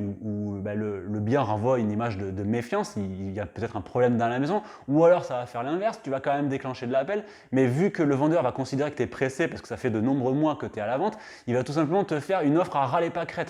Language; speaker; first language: French; native; French